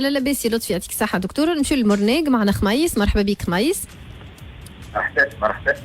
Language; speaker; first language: Arabic; native; Arabic